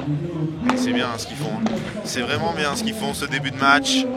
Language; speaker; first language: French; native; French